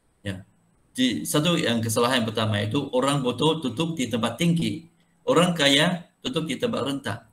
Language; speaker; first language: Malay; non-native, local second language; Chinese